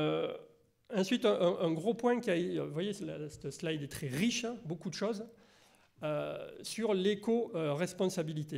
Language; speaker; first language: French; native; French